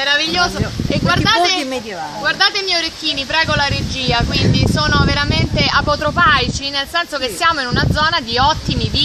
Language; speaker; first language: Italian; native; Italian